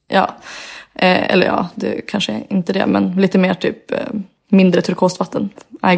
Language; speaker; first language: Swedish; native; Swedish